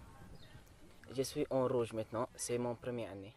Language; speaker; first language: French; non-native, learner; Arabic